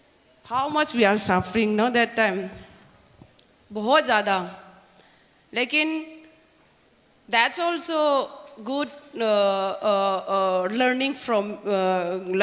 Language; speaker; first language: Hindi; non-native, local second language; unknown